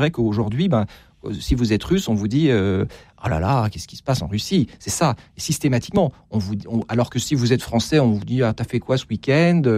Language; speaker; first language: French; native; French